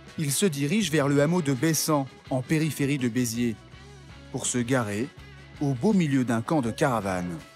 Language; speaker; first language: French; native; French